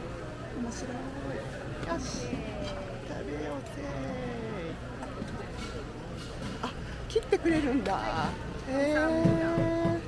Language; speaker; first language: Japanese; native; Japanese